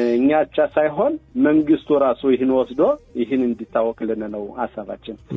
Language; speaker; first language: Amharic; native; Amharic